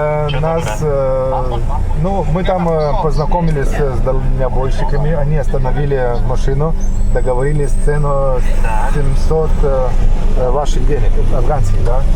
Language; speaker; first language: Russian; non-native, fluent; Lithuanian